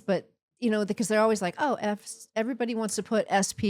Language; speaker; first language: English; native; English